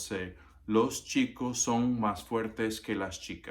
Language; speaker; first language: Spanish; non-native, fluent; English